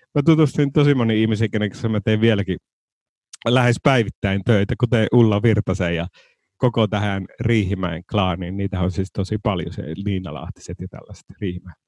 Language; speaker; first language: Finnish; native; Finnish